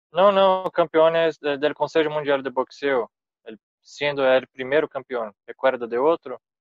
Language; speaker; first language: Spanish; non-native, fluent; Portuguese